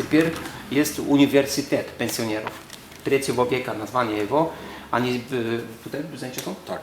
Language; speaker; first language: Russian; non-native, fluent; Polish